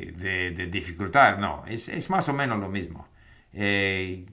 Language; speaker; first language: Spanish; non-native, fluent; English